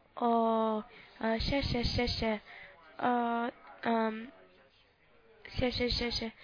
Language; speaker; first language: Chinese; non-native, learner; English